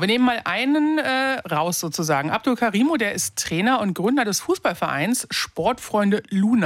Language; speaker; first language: German; native; German